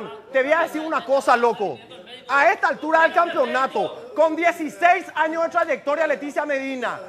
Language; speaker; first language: Spanish; native; Spanish